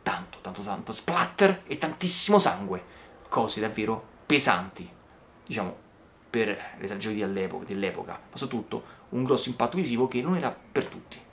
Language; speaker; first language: Italian; native; Italian